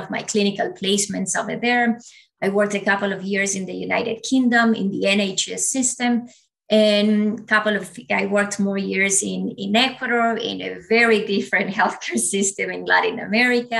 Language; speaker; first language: English; non-native, fluent; Spanish